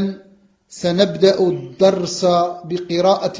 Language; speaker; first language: Arabic; non-native, fluent; French